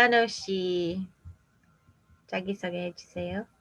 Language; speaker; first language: Korean; non-native, learner; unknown